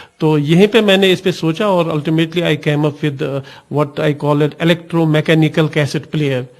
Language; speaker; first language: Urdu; non-native, local second language; Kashmiri